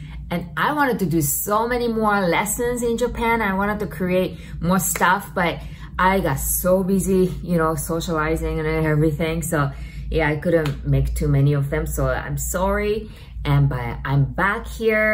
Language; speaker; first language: English; non-native, fluent; Japanese